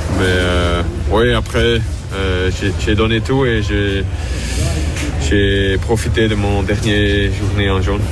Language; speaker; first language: French; non-native, local second language; Dutch